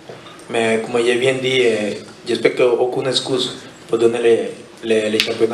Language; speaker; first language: French; non-native, learner; Spanish